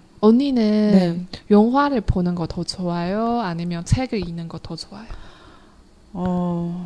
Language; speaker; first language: Korean; non-native, learner; Chinese